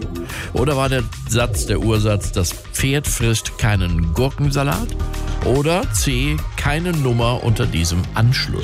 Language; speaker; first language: German; native; German